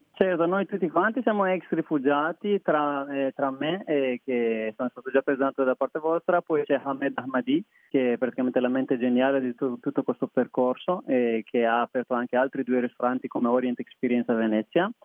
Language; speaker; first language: Italian; non-native, fluent; Persian